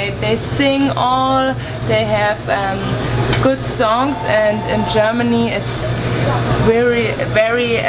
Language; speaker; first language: English; non-native, learner; German